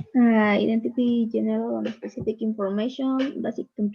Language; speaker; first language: English; non-native, learner; Spanish